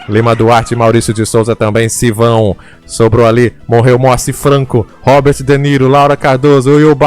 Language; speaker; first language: Portuguese; native; Portuguese